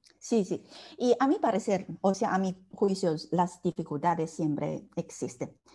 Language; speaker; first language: Spanish; non-native, fluent; Chinese